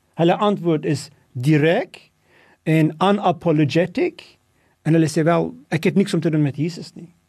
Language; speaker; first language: Afrikaans; non-native, local second language; English